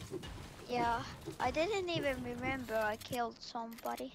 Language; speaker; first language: English; non-native, fluent; Finnish